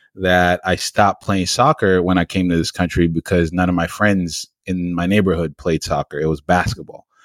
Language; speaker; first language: English; early bilingual, other home language; Lingala